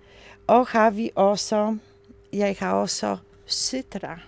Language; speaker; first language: Danish; non-native, learner; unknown